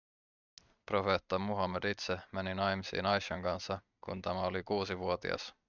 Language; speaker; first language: Finnish; native; Finnish